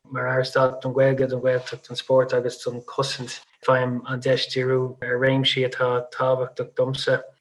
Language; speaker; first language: Irish; non-native, local second language; English